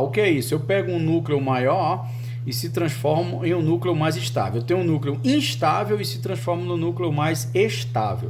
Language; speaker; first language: Portuguese; native; Portuguese